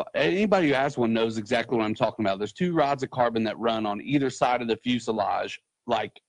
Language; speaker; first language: English; native; English